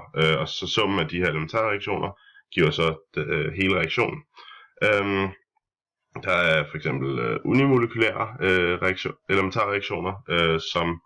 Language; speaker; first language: Danish; native; Danish